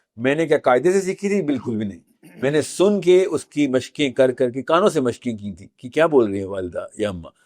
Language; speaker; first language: Urdu; native; Urdu